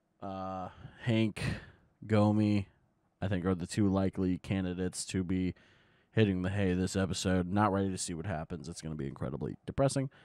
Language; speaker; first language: English; native; English